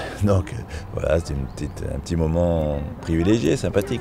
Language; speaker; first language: French; native; French